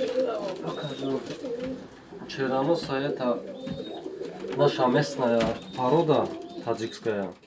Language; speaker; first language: Russian; non-native, local second language; Tajik